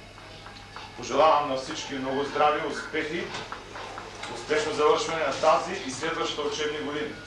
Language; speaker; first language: Bulgarian; native; Bulgarian